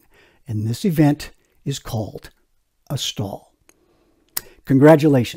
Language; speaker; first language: English; native; English